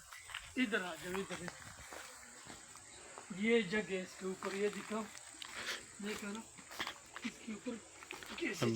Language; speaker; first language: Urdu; non-native, local second language; Pashto